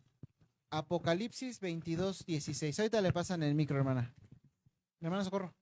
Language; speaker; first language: Spanish; native; Spanish